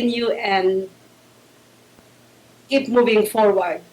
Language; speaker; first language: English; non-native, local second language; Filipino